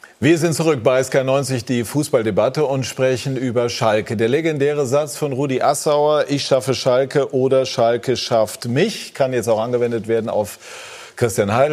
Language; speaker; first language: German; native; German